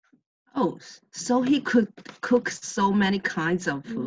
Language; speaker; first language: English; non-native, learner; Chinese